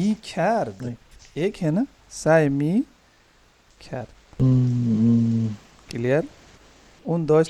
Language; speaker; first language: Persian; non-native, learner; Urdu